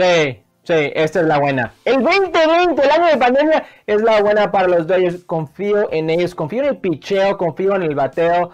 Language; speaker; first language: Spanish; native; Spanish